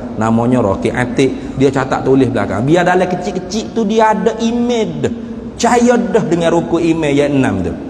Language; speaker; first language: Malay; native; Malay